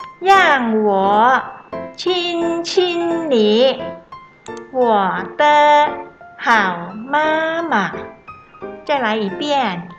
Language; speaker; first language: Chinese; non-native, fluent; Thai